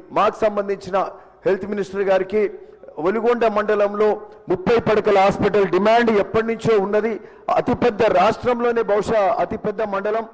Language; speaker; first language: Telugu; native; Telugu